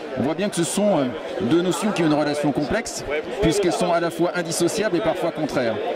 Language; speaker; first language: French; native; French